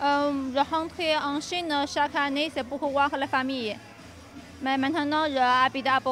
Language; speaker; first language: French; non-native, learner; Chinese